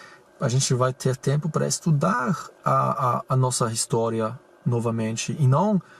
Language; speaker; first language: Portuguese; non-native, fluent; German